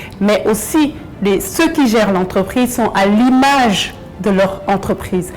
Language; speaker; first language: French; early bilingual, other home language; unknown